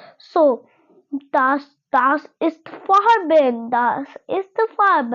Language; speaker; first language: German; non-native, learner; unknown